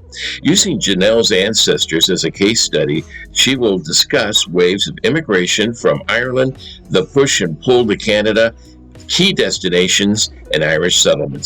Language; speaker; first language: English; native; English